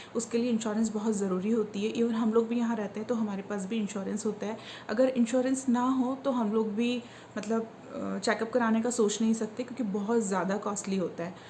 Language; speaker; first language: Hindi; native; Hindi